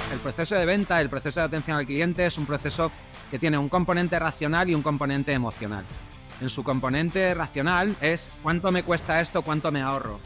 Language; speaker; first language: Spanish; native; Spanish